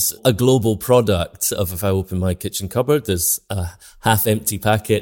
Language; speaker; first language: English; native; English